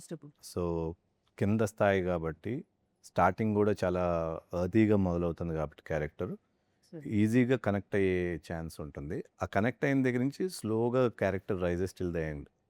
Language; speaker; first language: Telugu; native; Telugu